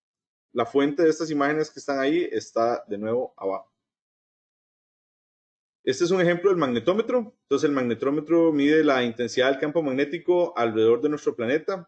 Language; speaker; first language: Spanish; native; Spanish